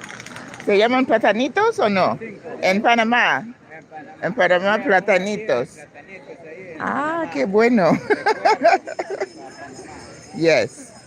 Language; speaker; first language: Spanish; non-native, learner; English